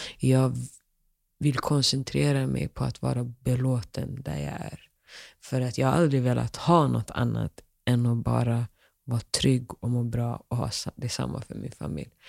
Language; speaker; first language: Swedish; early bilingual, other home language; Somali